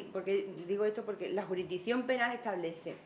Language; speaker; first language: Spanish; native; Spanish